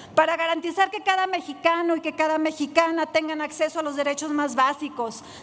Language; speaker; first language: Spanish; native; Spanish